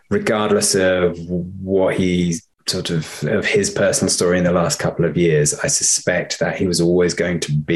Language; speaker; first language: English; native; English